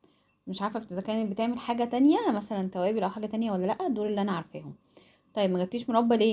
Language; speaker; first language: Arabic; native; Arabic